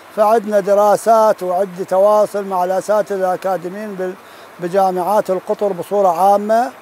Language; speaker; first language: Arabic; native; Arabic